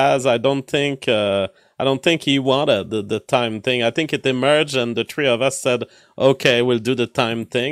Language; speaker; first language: English; non-native, fluent; French